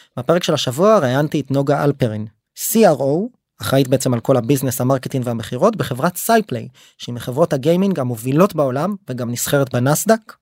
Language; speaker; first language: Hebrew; native; Hebrew